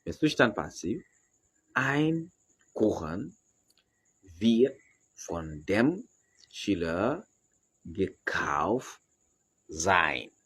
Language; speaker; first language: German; non-native, fluent; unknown